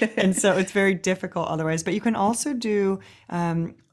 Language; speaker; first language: English; native; English